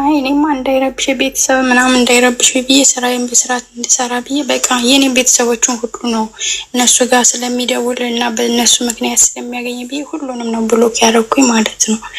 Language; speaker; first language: Amharic; native; Amharic